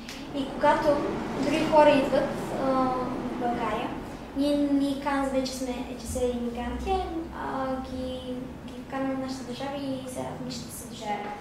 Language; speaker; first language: Bulgarian; early bilingual, other home language; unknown